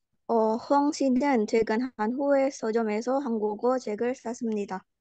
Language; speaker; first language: Korean; non-native, learner; Indonesian